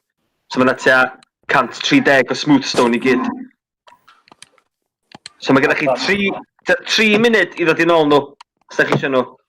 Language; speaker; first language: Welsh; native; Welsh